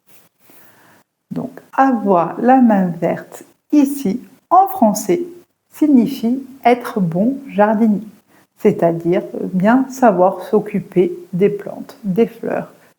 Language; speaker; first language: French; native; French